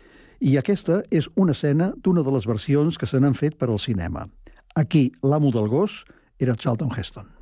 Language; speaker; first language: Catalan; native; Catalan